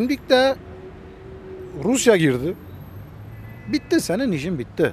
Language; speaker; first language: Turkish; non-native, fluent; Armenian